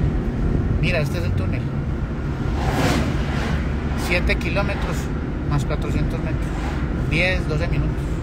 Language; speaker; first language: Spanish; native; Spanish